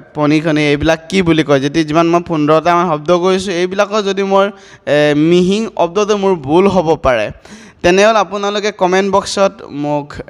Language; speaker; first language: Assamese; non-native, local second language; Mising